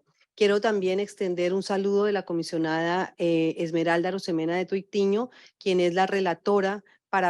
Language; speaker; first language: Spanish; native; Spanish